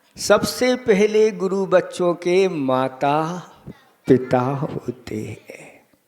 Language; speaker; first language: Hindi; native; Hindi